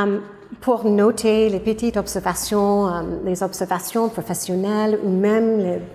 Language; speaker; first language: French; non-native, fluent; English